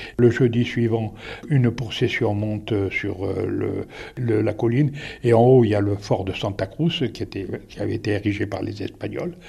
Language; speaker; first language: French; native; French